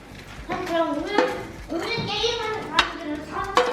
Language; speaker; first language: Korean; early bilingual, heritage; English